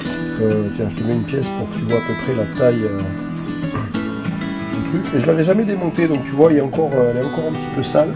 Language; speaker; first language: French; native; French